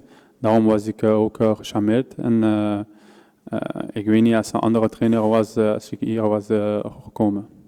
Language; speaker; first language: Dutch; non-native, local second language; French